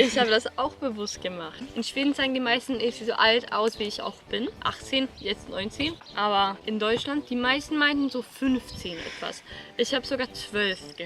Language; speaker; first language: German; non-native, fluent; Swedish